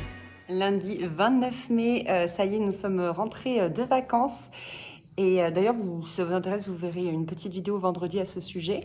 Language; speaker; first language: French; native; French